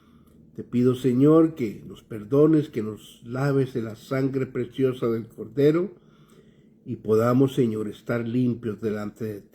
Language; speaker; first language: Spanish; native; Spanish